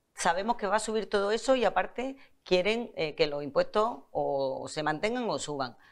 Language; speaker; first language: Spanish; native; Spanish